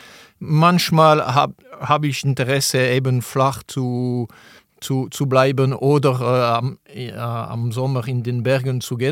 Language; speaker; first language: German; non-native, local second language; French